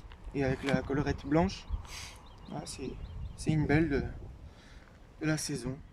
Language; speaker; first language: French; native; French